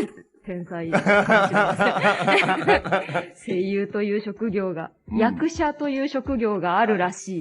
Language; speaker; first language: Japanese; native; Japanese